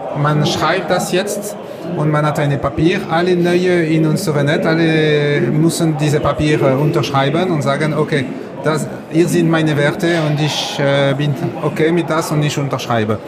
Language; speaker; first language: German; non-native, learner; French